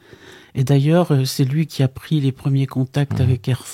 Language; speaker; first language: French; native; French